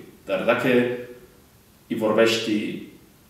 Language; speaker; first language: Romanian; non-native, fluent; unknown